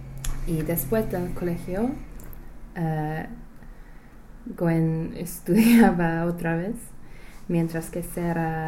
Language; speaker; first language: Spanish; non-native, learner; English